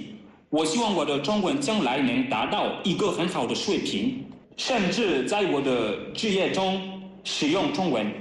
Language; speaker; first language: Chinese; non-native, learner; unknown